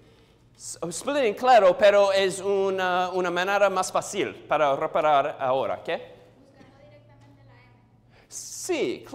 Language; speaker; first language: Spanish; non-native, learner; English